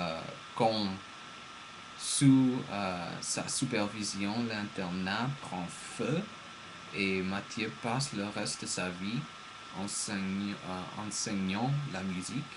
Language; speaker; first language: French; non-native, learner; English